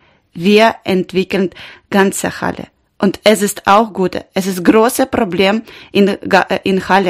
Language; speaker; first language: German; non-native, learner; Ukrainian